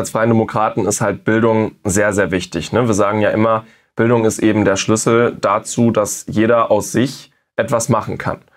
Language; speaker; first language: German; native; German